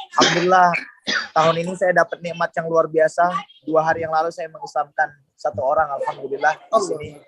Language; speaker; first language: Indonesian; native; Indonesian